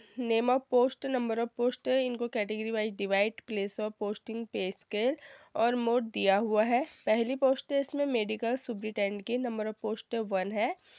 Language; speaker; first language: Hindi; native; Hindi